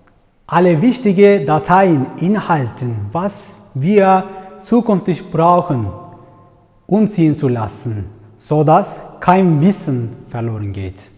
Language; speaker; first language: German; non-native, fluent; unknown